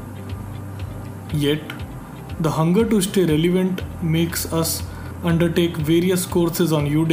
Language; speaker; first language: English; non-native, local second language; Hindi